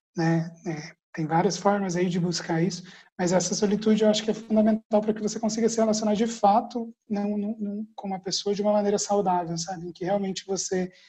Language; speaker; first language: Portuguese; early bilingual, other home language; Arabic